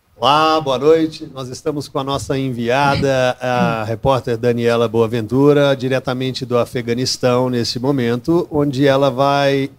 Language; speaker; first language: Portuguese; native; Portuguese